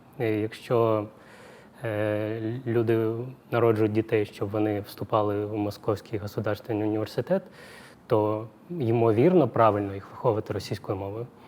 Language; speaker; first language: Ukrainian; non-native, local second language; Russian